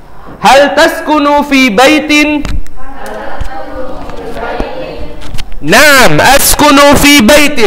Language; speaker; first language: Arabic; non-native, fluent; Indonesian